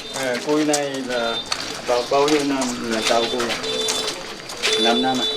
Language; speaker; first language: Vietnamese; non-native, learner; Korean